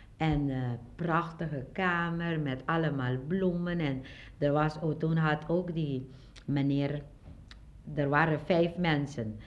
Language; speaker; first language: Dutch; non-native, local second language; Papiamento